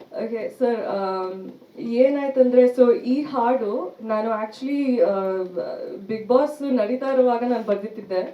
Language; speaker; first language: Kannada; early bilingual, heritage; Kannada